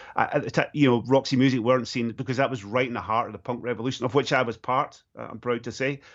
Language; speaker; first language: English; native; English